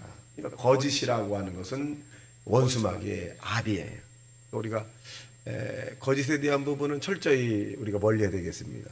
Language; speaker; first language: Korean; native; Korean